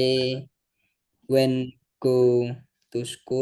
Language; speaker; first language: English; non-native, learner; Indonesian